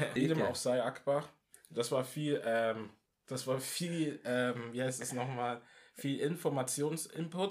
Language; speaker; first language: German; non-native, local second language; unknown